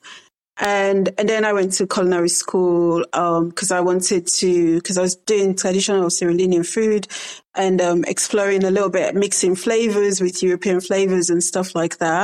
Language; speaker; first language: English; non-native, local second language; Krio